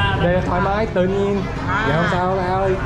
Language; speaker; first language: Vietnamese; early bilingual, heritage; Vietnamese